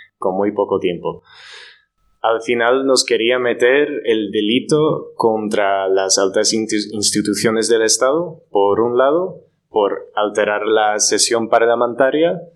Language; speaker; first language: Spanish; non-native, fluent; Dutch